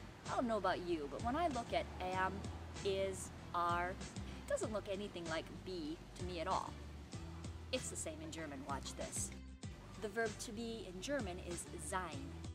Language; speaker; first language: English; native; English